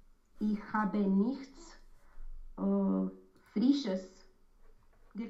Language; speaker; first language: German; non-native, learner; Romanian